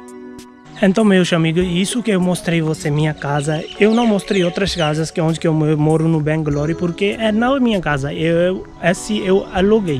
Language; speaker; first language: Portuguese; non-native, learner; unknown